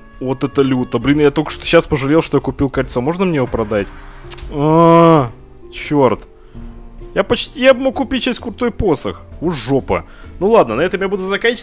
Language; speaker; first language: Russian; native; Russian